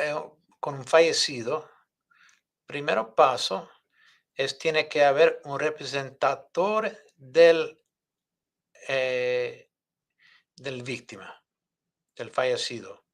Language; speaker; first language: Spanish; non-native, fluent; English